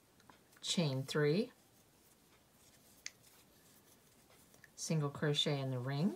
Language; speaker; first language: English; native; English